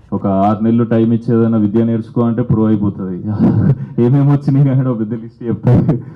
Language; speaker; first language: Telugu; native; Telugu